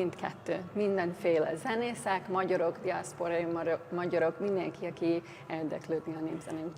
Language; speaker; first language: Hungarian; early bilingual, heritage; English